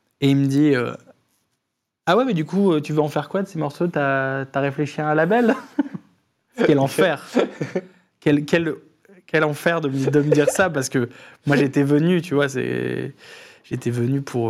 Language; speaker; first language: French; native; French